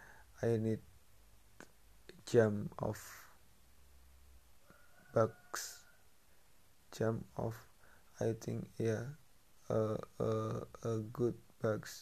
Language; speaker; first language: English; non-native, learner; Indonesian